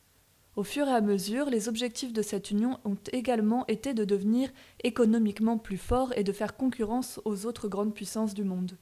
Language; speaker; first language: French; native; French